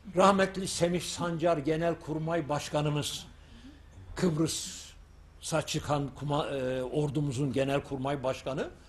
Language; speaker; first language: Turkish; native; Turkish